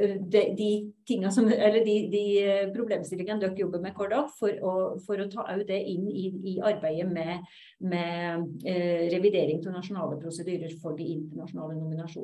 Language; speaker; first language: Norwegian; native; Norwegian